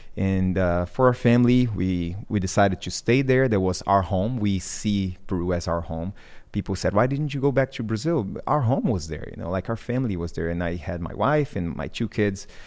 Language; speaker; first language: English; non-native, fluent; Portuguese